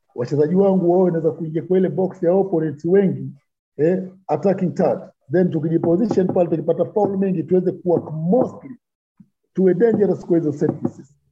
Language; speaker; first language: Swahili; non-native, local second language; Luyia